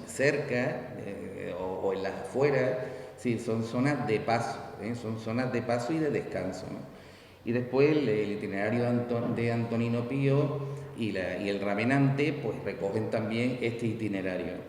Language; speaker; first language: Spanish; native; Spanish